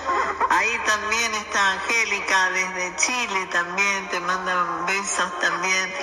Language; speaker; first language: Spanish; native; Spanish